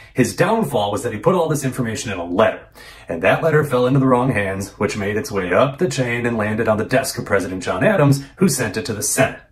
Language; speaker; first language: English; native; English